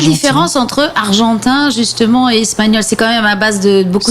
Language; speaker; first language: French; native; French